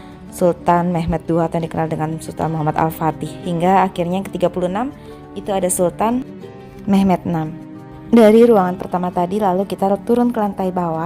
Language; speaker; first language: Indonesian; native; Indonesian